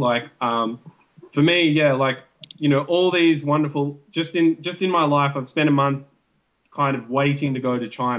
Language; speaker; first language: English; native; English